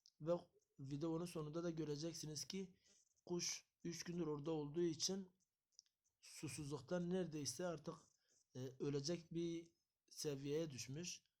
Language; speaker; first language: Turkish; native; Turkish